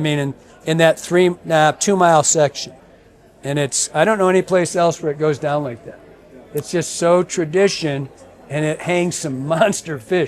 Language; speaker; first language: English; native; English